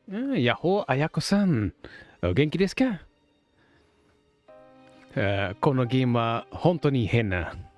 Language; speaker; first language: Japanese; non-native, learner; French